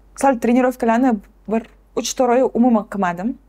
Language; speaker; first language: Uzbek; non-native, local second language; Russian